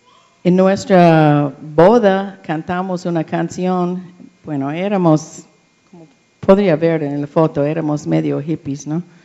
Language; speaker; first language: Spanish; non-native, learner; English